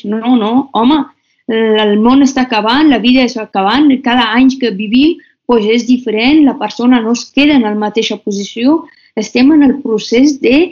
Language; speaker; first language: Catalan; non-native, fluent; Persian